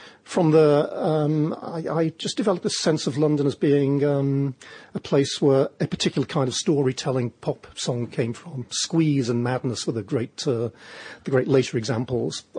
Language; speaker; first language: English; native; English